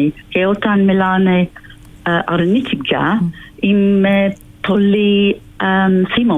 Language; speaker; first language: Greek; non-native, fluent; English